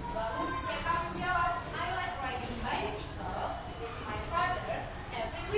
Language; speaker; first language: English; non-native, fluent; Indonesian